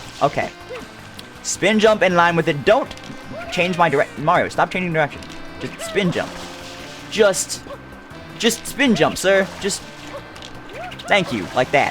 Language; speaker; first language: English; native; English